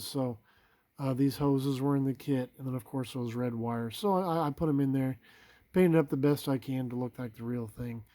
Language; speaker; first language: English; native; English